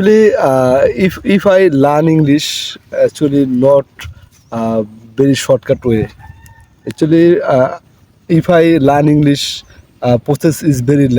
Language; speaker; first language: English; non-native, learner; Bangla